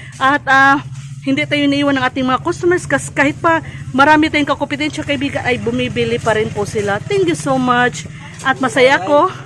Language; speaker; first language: Filipino; non-native, local second language; Cebuano